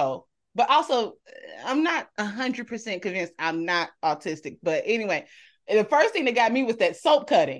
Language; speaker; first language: English; native; English